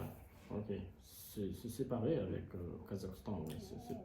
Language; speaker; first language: French; non-native, fluent; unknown